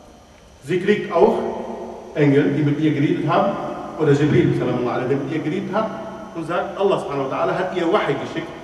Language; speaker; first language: German; non-native, fluent; Arabic